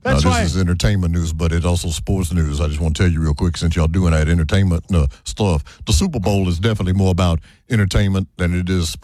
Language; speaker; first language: English; native; English